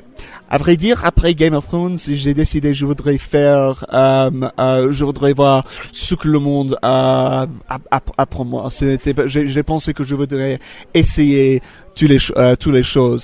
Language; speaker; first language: French; non-native, fluent; English